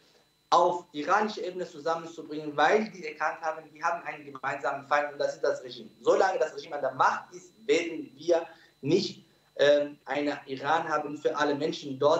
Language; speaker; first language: German; non-native, fluent; Kurdish